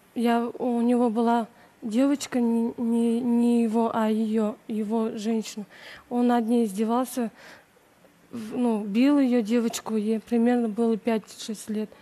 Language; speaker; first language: Russian; native; Russian